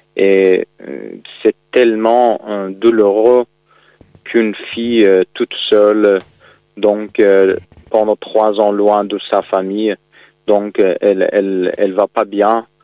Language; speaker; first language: French; non-native, fluent; Persian